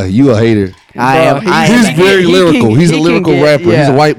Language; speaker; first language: English; native; English